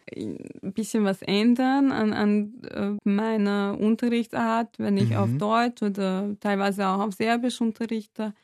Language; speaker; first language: German; non-native, fluent; Serbian